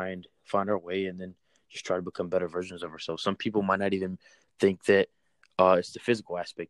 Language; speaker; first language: English; native; English